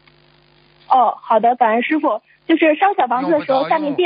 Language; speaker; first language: Chinese; native; Chinese